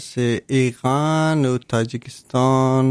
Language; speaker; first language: French; non-native, learner; Persian